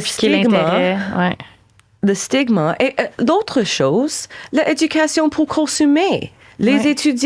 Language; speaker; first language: French; non-native, local second language; English